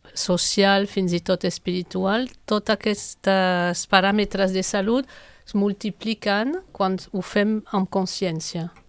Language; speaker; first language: Catalan; non-native, fluent; French